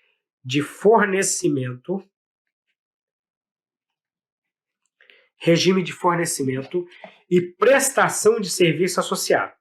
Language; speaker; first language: Portuguese; native; Portuguese